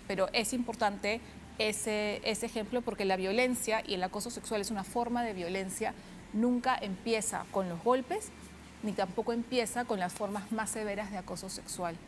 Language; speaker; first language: Spanish; native; Spanish